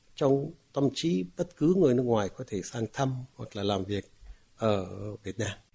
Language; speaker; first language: Vietnamese; non-native, fluent; Arabic